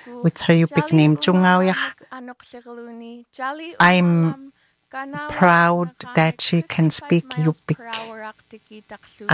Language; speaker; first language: English; non-native, local second language; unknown